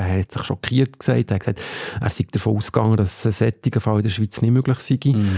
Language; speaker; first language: German; native; German